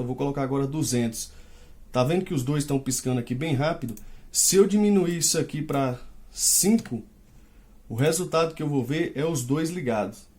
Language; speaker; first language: Portuguese; native; Portuguese